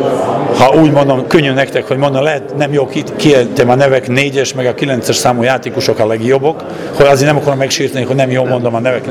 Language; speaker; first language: Hungarian; non-native, fluent; Serbian